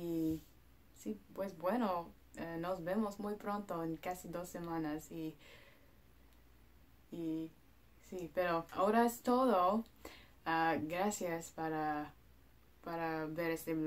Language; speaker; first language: Spanish; non-native, learner; English